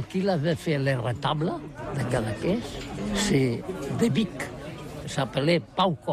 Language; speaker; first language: French; non-native, learner; Catalan